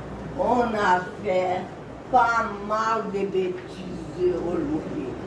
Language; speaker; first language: French; non-native, learner; Portuguese